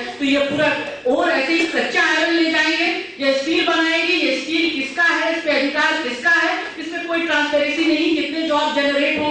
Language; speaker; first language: Hindi; native; Hindi